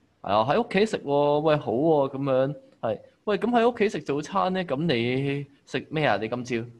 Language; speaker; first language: Cantonese; native; Cantonese